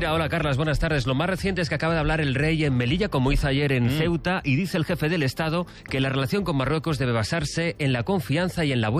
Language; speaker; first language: Spanish; native; Spanish